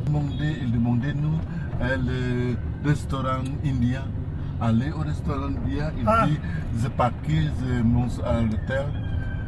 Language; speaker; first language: French; non-native, learner; Indonesian